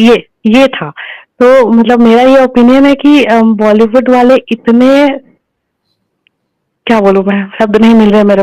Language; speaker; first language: Hindi; native; Hindi